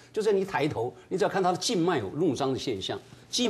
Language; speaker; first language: Chinese; native; Chinese